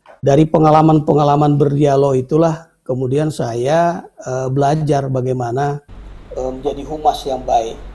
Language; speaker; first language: Indonesian; native; Indonesian